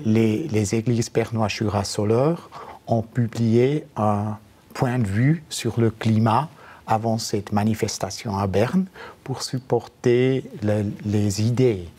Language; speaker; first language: French; non-native, fluent; German